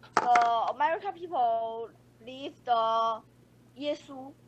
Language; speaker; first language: English; non-native, learner; Chinese